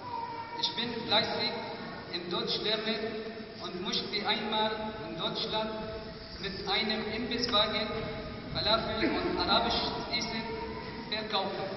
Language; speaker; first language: German; non-native, learner; Arabic